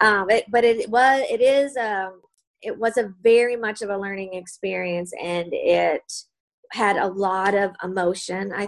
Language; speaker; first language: English; native; English